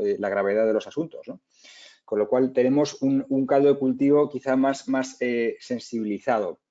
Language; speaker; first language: Spanish; native; Spanish